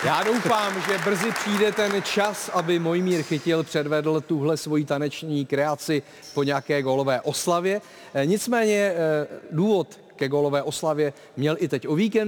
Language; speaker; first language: Czech; native; Czech